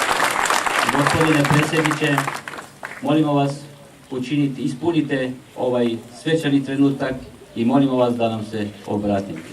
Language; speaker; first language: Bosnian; early bilingual, heritage; Bosnian